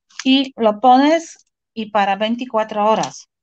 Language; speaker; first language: Spanish; non-native, fluent; Polish